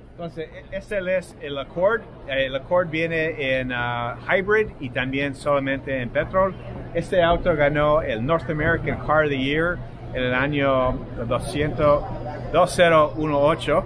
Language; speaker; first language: Spanish; non-native, fluent; English